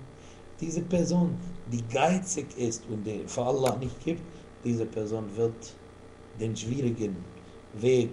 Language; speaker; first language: German; non-native, fluent; Arabic